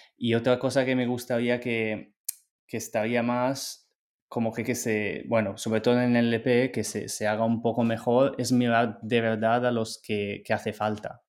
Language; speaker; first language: Spanish; non-native, fluent; Italian